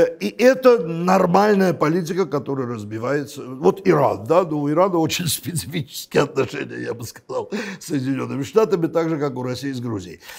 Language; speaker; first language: Russian; non-native, local second language; Armenian